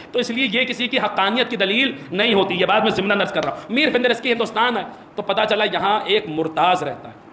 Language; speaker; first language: Hindi; native; Hindi